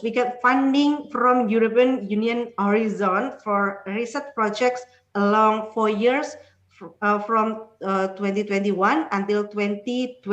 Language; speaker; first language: English; non-native, fluent; Indonesian